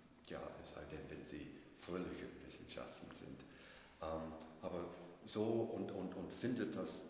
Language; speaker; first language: German; non-native, fluent; English